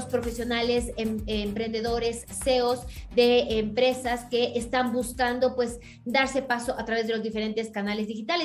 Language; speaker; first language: Spanish; native; Spanish